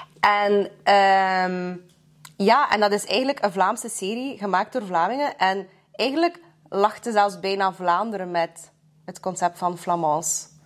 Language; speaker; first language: Dutch; early bilingual, other home language; Russian